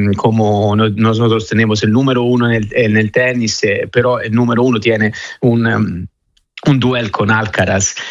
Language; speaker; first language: Spanish; non-native, fluent; Italian